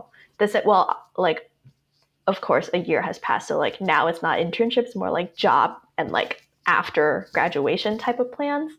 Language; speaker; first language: English; non-native, local second language; Cantonese